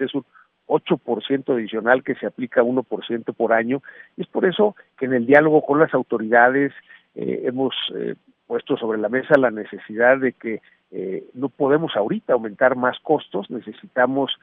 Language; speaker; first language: Spanish; native; Spanish